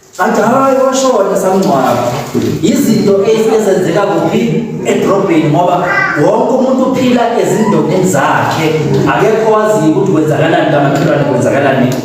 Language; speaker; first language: Zulu; non-native, local second language; South Ndebele